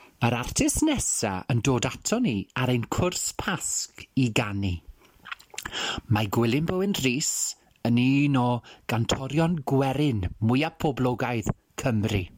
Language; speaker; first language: Welsh; non-native, fluent; English